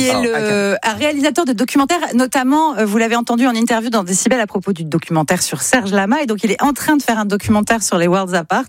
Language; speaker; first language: French; native; French